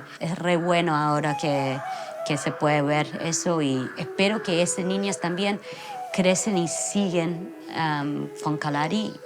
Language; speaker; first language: Spanish; non-native, fluent; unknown